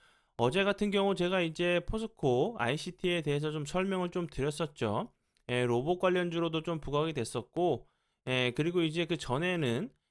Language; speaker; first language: Korean; native; Korean